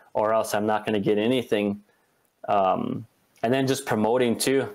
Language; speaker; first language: English; native; English